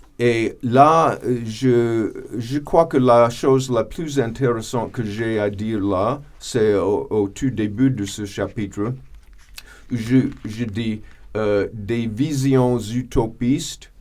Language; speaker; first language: French; non-native, fluent; English